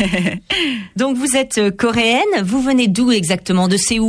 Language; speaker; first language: French; native; French